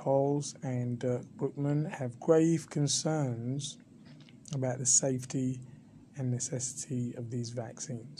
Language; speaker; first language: English; native; English